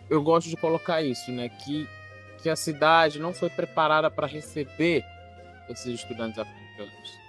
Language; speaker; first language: Portuguese; non-native, local second language; Kabuverdianu